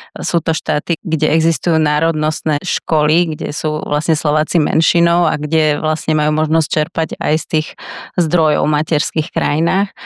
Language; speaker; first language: Slovak; native; Slovak